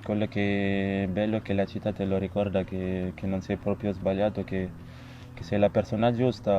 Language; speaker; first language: Italian; non-native, fluent; French